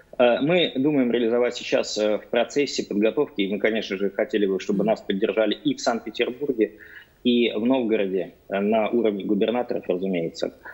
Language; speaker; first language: Russian; native; Russian